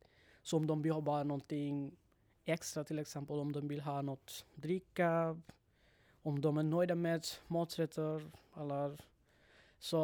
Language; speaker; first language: Swedish; non-native, learner; Bangla